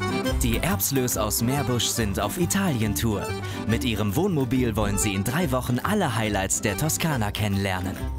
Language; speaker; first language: German; native; German